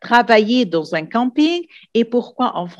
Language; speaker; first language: French; non-native, fluent; Arabic